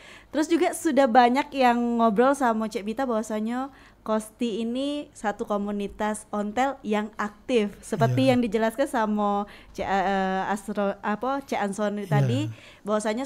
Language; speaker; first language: Indonesian; native; Indonesian